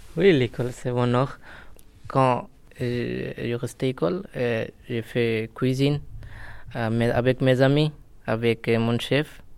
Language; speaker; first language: French; non-native, learner; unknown